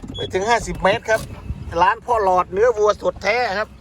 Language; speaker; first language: Thai; native; Thai